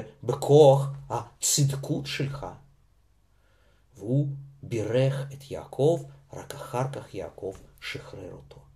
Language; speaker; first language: Hebrew; non-native, fluent; Russian